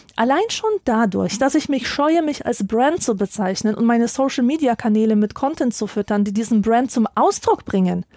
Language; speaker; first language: German; early bilingual, other home language; Polish